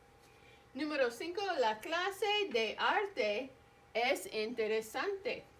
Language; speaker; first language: Spanish; non-native, fluent; English